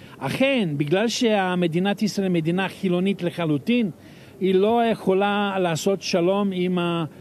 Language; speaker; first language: Hebrew; non-native, fluent; Serbian